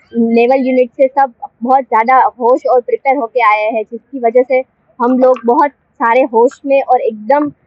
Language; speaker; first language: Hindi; non-native, local second language; Gujarati